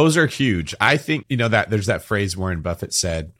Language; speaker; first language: English; native; English